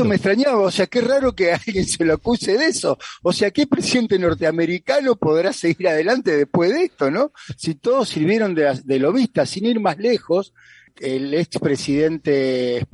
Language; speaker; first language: Spanish; native; Spanish